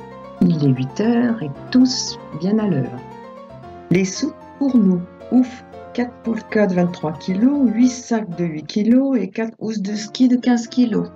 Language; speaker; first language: French; native; French